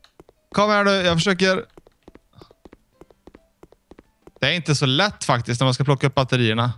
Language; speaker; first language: Swedish; native; Swedish